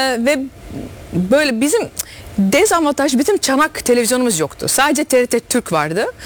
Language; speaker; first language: Turkish; early bilingual, heritage; Turkish